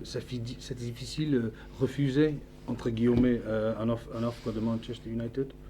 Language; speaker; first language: French; non-native, fluent; English